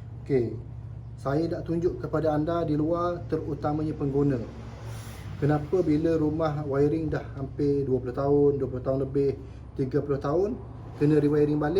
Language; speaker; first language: Malay; native; Malay